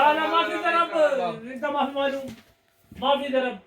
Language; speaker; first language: Arabic; non-native, learner; Urdu